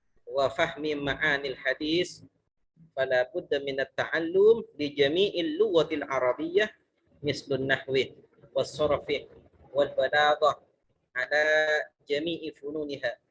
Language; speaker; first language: Arabic; non-native, fluent; Malay